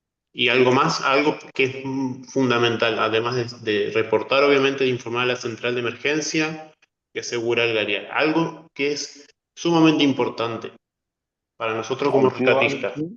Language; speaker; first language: Spanish; native; Spanish